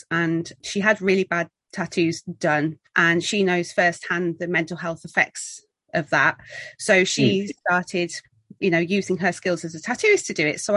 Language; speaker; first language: English; native; English